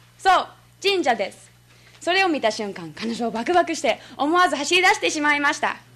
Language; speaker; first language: Japanese; non-native, fluent; English